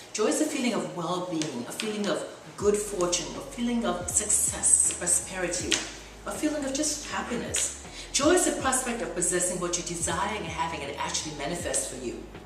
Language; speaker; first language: English; native; English